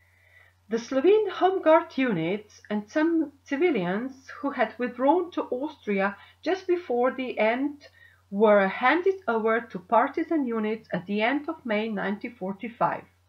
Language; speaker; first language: English; non-native, fluent; Slovenian